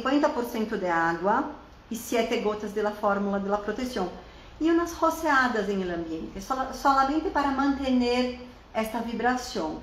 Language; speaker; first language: Spanish; non-native, fluent; Portuguese